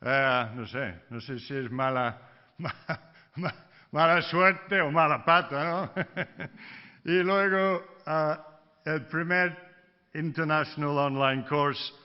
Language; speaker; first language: Spanish; non-native, fluent; English